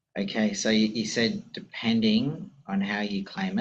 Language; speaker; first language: English; native; English